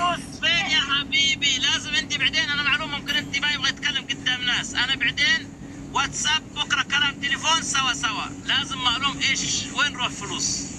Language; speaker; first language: Arabic; native; Arabic